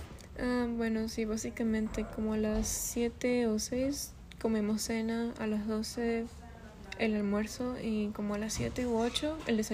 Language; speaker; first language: Spanish; early bilingual, other home language; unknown